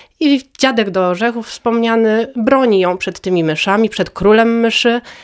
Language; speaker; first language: Polish; native; Polish